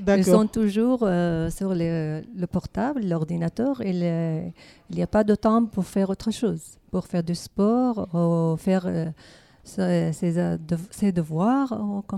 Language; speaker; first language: French; non-native, learner; Arabic